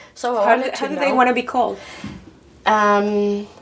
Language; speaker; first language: English; non-native, fluent; Spanish